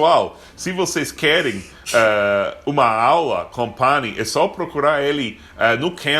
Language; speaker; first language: Portuguese; non-native, fluent; English